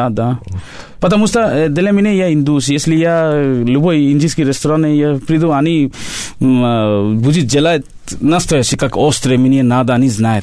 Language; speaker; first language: Russian; non-native, learner; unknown